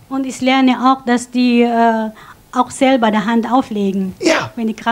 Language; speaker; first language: German; non-native, fluent; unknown